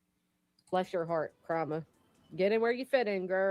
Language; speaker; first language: English; native; English